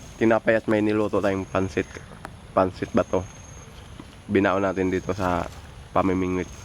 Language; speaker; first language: Filipino; non-native, local second language; Cebuano